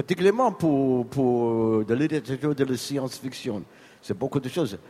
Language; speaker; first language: French; non-native, learner; English